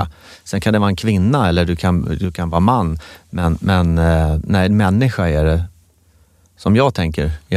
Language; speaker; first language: Swedish; native; Swedish